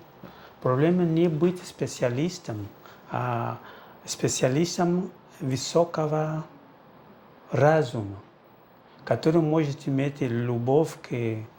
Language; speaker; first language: Russian; non-native, fluent; Portuguese